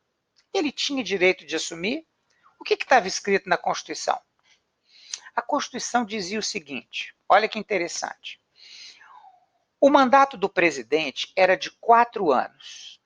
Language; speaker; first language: Portuguese; native; Portuguese